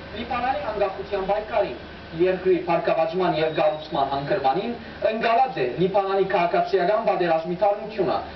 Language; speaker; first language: Armenian; early bilingual, heritage; Armenian